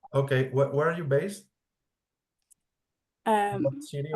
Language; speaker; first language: English; non-native, fluent; Spanish